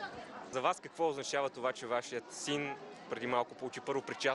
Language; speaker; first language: Bulgarian; native; Bulgarian